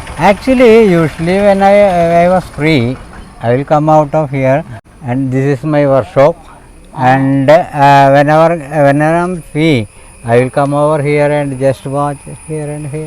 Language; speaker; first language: English; non-native, local second language; Malayalam